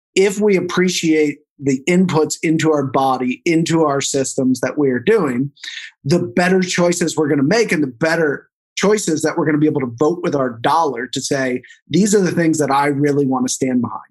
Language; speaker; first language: English; native; English